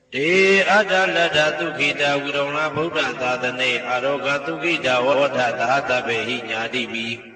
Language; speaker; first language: Burmese; native; Burmese